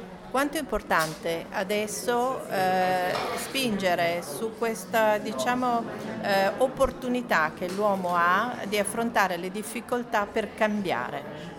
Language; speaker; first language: Italian; native; Italian